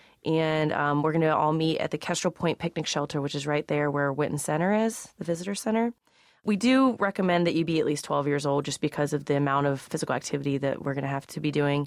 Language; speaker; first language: English; native; English